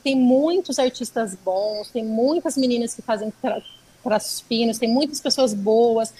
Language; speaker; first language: Portuguese; native; Portuguese